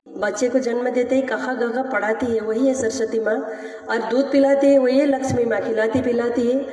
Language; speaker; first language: Hindi; non-native, fluent; Nepali